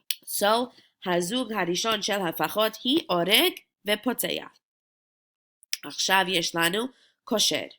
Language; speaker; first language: Hebrew; non-native, fluent; English